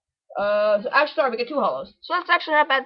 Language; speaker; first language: English; native; English